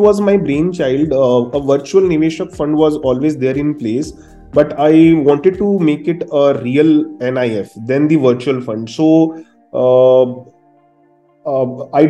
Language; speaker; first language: English; non-native, local second language; Hindi